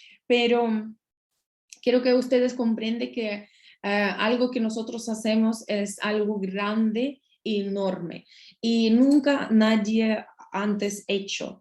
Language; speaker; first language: Spanish; non-native, learner; Russian